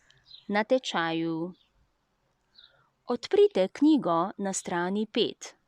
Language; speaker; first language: Slovenian; non-native, learner; Chinese